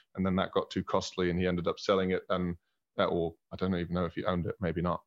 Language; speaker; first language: English; early bilingual, heritage; German